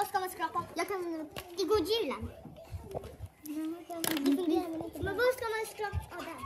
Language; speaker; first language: Swedish; early bilingual, other home language; Mongolian